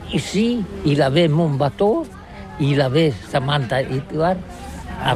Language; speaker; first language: French; non-native, learner; Catalan